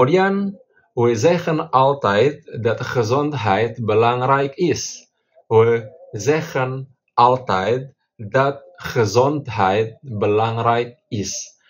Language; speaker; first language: Dutch; non-native, fluent; Indonesian